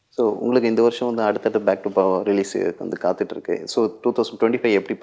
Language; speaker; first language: Tamil; native; Tamil